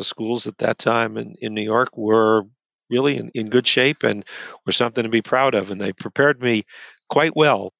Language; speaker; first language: English; native; English